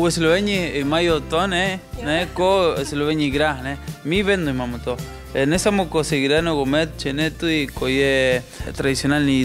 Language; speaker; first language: Slovenian; non-native, learner; Spanish